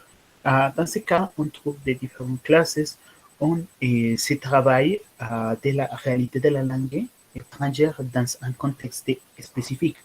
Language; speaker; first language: French; non-native, learner; Spanish